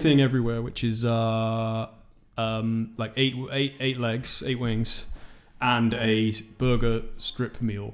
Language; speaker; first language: English; native; English